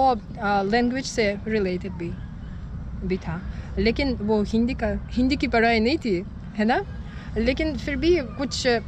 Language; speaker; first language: Hindi; non-native, fluent; Russian